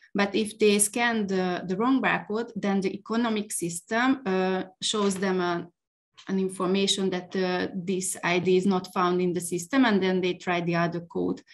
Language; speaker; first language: English; non-native, fluent; Hungarian